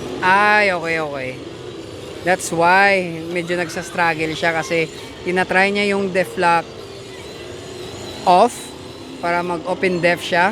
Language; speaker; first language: Filipino; native; Filipino